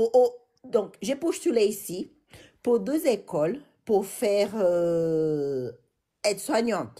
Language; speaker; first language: French; non-native, learner; Portuguese